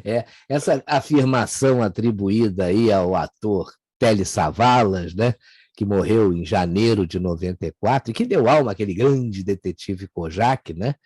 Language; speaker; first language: Portuguese; native; Portuguese